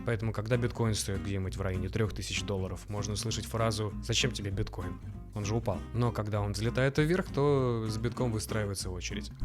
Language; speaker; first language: Russian; native; Russian